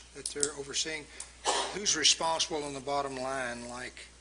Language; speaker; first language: English; non-native, fluent; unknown